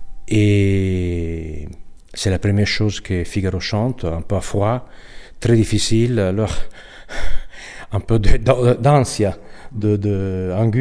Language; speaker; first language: French; non-native, learner; Italian